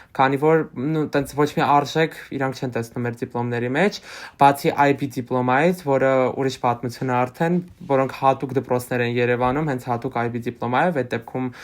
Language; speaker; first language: Armenian; native; Armenian